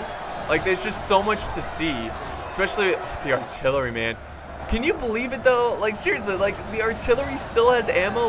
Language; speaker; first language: English; native; English